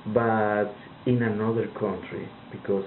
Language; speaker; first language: English; non-native, learner; Spanish